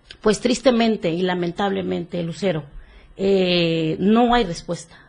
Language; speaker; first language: Spanish; native; Spanish